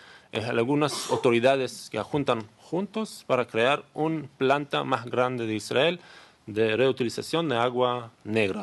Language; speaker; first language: Spanish; non-native, learner; Hebrew